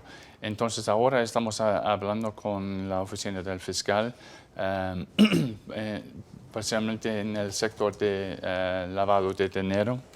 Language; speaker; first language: Spanish; non-native, fluent; English